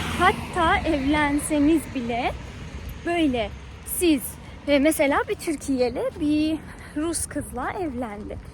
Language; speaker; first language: Turkish; non-native, fluent; Persian